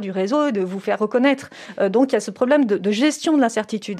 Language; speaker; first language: French; native; French